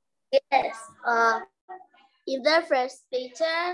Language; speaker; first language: English; non-native, learner; Vietnamese